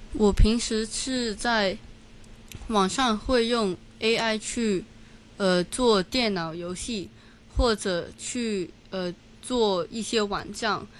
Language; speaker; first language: Chinese; non-native, local second language; Cantonese